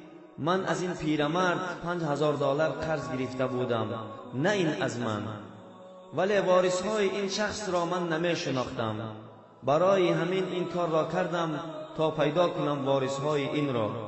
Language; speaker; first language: Persian; non-native, local second language; Tajik